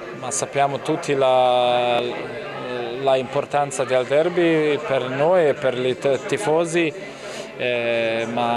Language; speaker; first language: Italian; non-native, learner; Bosnian